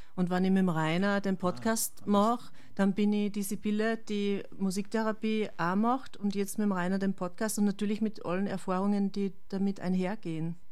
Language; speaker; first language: German; native; German